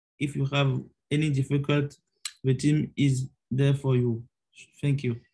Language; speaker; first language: English; non-native, learner; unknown